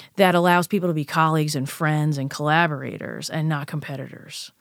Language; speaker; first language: English; native; English